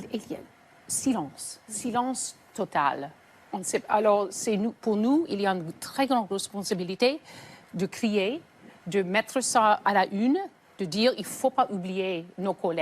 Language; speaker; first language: French; native; French